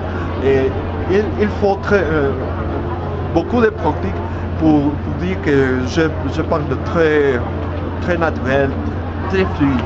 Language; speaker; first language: French; non-native, learner; Spanish